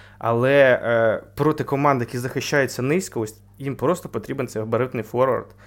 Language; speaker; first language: Ukrainian; native; Ukrainian